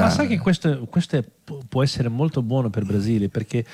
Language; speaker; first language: Italian; non-native, fluent; Portuguese